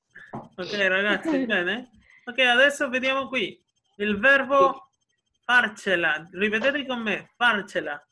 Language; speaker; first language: Italian; non-native, fluent; Spanish